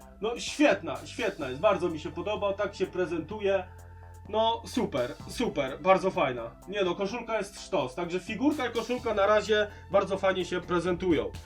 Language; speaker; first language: Polish; native; Polish